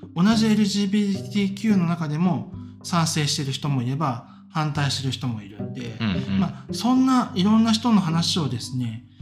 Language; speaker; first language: Japanese; native; Japanese